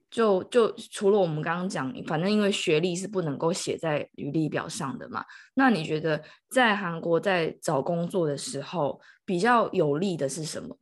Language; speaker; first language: Chinese; native; Chinese